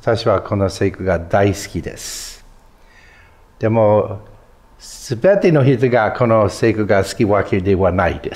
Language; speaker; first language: Japanese; non-native, fluent; English